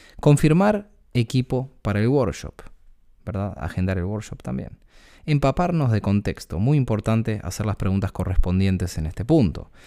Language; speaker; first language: Spanish; native; Spanish